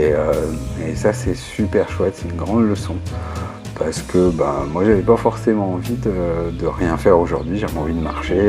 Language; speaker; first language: French; native; French